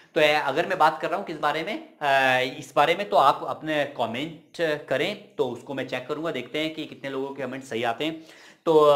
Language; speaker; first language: Hindi; native; Hindi